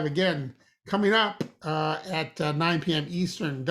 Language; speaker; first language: English; native; English